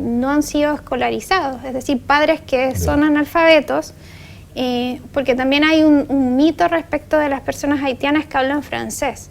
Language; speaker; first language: Spanish; native; Spanish